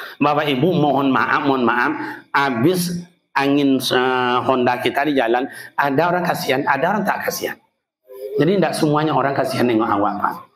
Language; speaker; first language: Malay; native; Malay